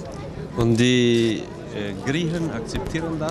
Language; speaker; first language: German; non-native, learner; Albanian